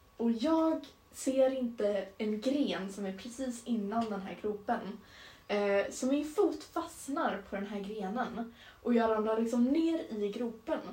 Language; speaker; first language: Swedish; native; Swedish